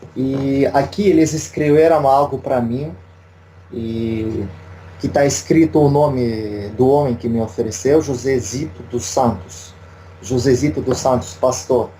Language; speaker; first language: Portuguese; non-native, learner; Russian